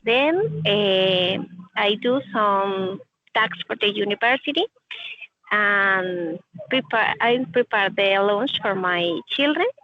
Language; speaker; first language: English; non-native, learner; Spanish